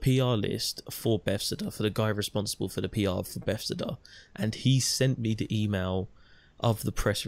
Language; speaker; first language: English; native; English